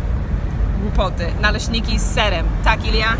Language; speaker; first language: Polish; non-native, fluent; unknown